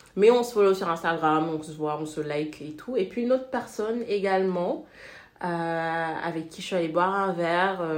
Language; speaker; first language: French; non-native, local second language; Wolof